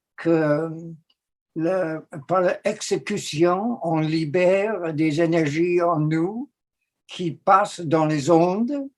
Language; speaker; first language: French; non-native, fluent; English